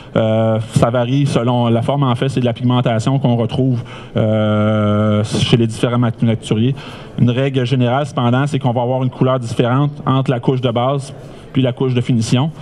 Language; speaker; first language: French; native; French